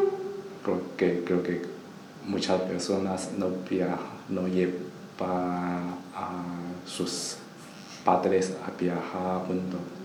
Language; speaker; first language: Spanish; non-native, learner; Chinese